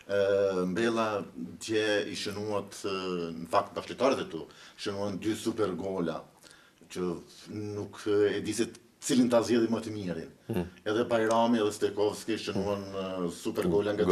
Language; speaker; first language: Albanian; native; Albanian